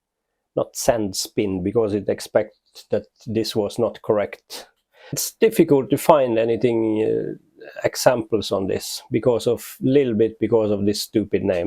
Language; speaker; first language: English; non-native, fluent; Norwegian